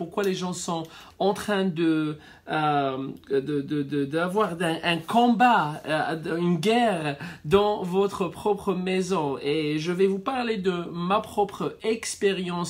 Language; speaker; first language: French; non-native, fluent; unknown